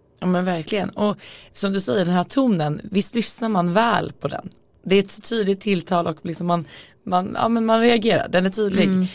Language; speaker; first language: Swedish; native; Swedish